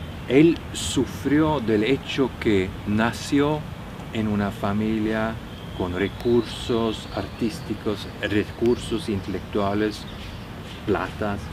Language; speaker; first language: Spanish; non-native, fluent; Norwegian